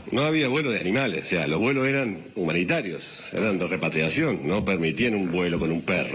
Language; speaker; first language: Spanish; native; Spanish